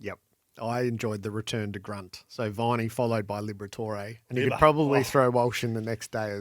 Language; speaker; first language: English; native; English